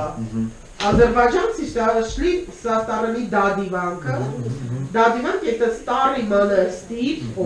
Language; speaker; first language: Russian; non-native, fluent; Armenian